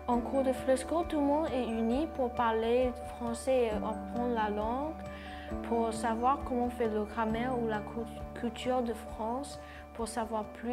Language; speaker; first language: French; non-native, learner; Chinese